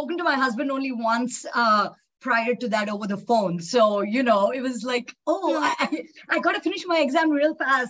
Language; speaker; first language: English; non-native, local second language; Telugu